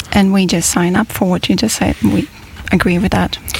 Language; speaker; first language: English; non-native, fluent; Polish